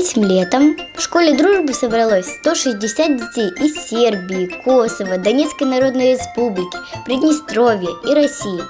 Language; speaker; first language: Russian; native; Russian